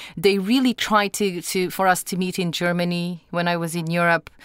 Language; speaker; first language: English; non-native, fluent; Portuguese